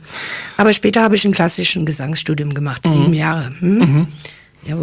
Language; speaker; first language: German; non-native, fluent; English